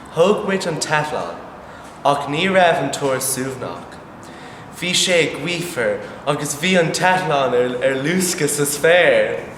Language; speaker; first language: Irish; non-native, local second language; English